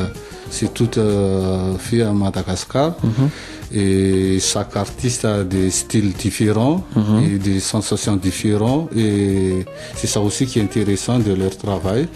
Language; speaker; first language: French; non-native, local second language; Malagasy